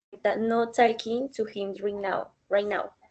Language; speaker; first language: English; non-native, learner; Spanish